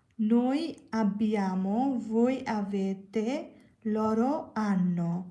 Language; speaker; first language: Italian; non-native, fluent; Bangla